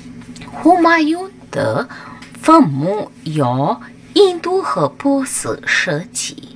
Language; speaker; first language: Chinese; non-native, learner; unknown